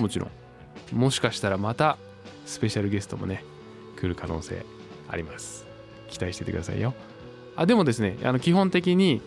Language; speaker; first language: Japanese; native; Japanese